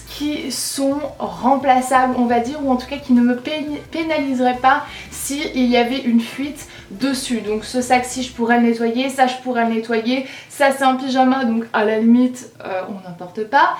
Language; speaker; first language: French; native; French